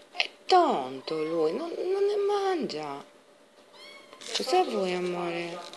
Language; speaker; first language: Italian; native; Italian